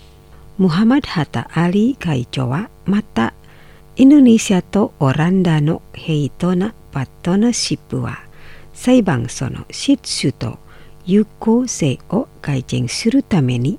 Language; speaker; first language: Japanese; non-native, fluent; Indonesian